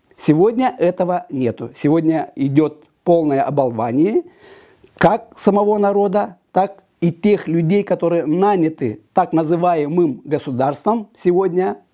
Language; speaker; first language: Russian; non-native, local second language; Romanian